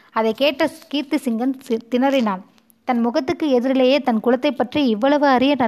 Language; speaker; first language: Tamil; native; Tamil